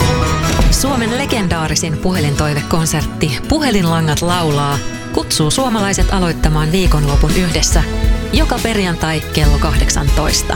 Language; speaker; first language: Finnish; native; Finnish